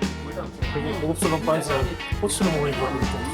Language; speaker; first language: Korean; native; Korean